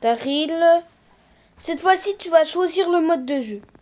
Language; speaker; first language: French; native; French